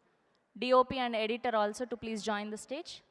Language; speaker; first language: Telugu; native; Telugu